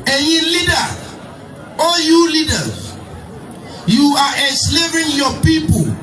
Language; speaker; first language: English; non-native, local second language; Yoruba